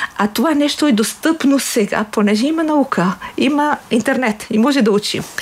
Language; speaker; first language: Bulgarian; non-native, fluent; Arabic